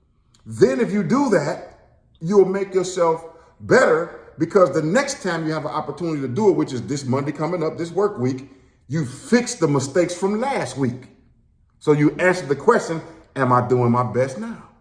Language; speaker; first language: English; native; English